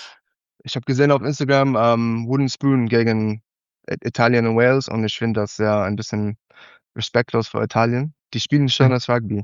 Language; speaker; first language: German; non-native, learner; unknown